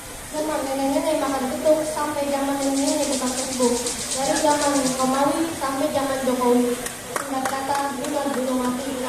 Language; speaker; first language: Indonesian; native; Indonesian